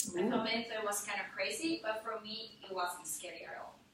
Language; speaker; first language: English; non-native, fluent; Spanish